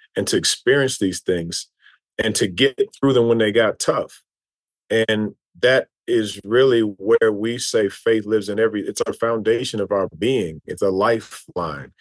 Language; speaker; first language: English; native; English